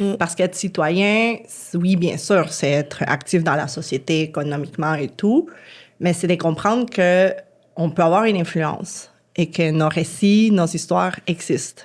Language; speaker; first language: French; non-native, fluent; Spanish